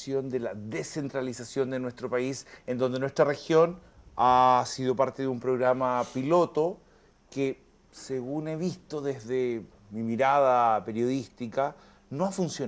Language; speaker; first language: Spanish; native; Spanish